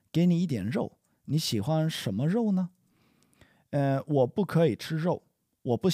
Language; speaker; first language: Chinese; non-native, learner; English